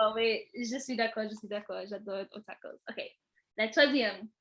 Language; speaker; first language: French; non-native, learner; English